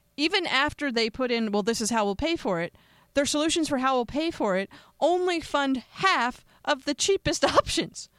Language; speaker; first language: English; native; English